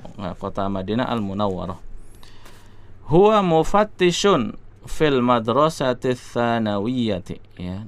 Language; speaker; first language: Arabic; non-native, fluent; Indonesian